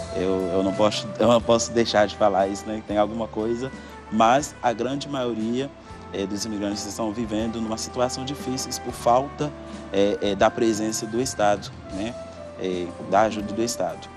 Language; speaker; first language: Portuguese; non-native, fluent; Haitian Creole